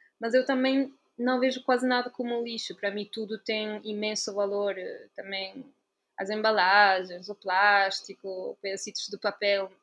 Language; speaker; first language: Portuguese; non-native, fluent; Italian